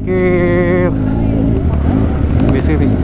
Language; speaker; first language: Indonesian; native; Indonesian